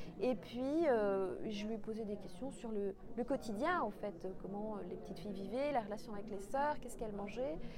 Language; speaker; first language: French; non-native, local second language; Kinyarwanda